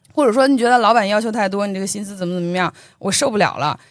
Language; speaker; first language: Chinese; native; Chinese